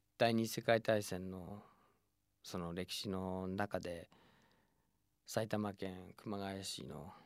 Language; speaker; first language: Japanese; non-native, fluent; English